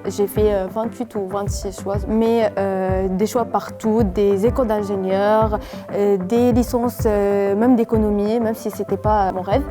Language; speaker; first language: French; non-native, local second language; Arabic